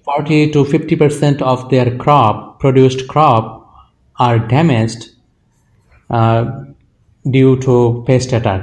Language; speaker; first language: English; non-native, local second language; Bangla